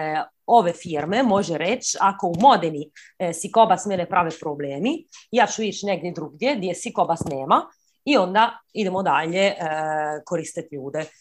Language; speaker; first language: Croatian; early bilingual, heritage; Croatian